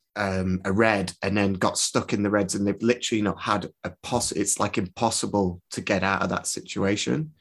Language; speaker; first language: English; native; English